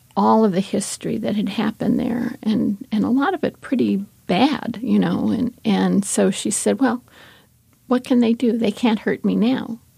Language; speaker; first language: English; native; English